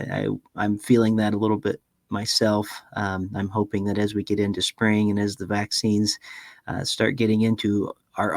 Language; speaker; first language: English; native; English